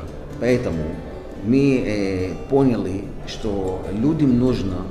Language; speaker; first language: Russian; non-native, fluent; Hebrew